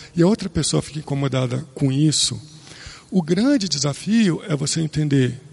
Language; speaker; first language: Portuguese; native; Portuguese